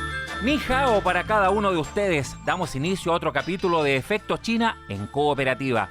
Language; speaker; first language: Spanish; native; Spanish